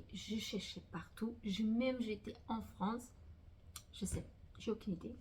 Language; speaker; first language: French; non-native, fluent; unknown